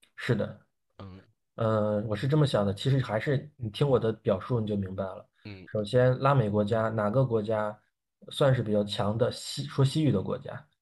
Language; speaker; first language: Chinese; native; Chinese